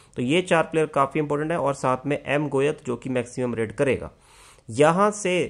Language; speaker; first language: Hindi; native; Hindi